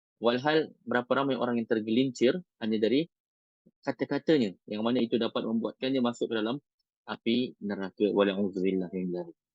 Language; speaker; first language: Malay; native; Malay